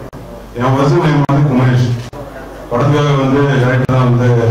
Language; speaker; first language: Tamil; native; Tamil